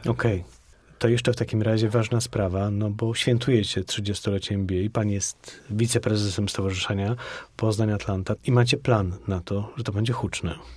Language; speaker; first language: Polish; native; Polish